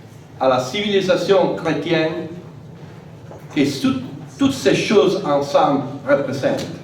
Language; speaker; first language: French; non-native, fluent; Italian